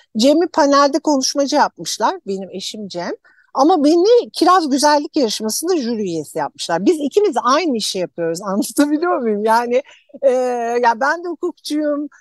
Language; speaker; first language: Turkish; native; Turkish